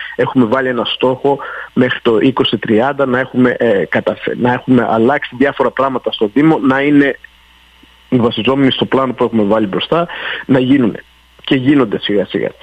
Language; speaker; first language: Greek; early bilingual, heritage; Greek